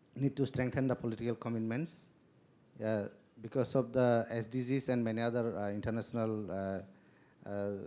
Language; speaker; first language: English; non-native, local second language; Kok Borok